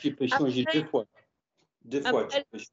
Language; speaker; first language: French; non-native, fluent; English